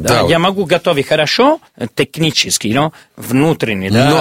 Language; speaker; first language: Russian; non-native, learner; Italian